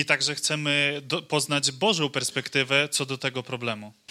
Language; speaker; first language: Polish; non-native, learner; English